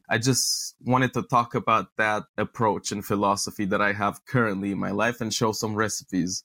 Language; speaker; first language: English; non-native, fluent; Romanian